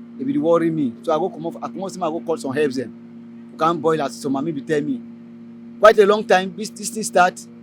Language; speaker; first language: Nigerian Pidgin; native; Nigerian Pidgin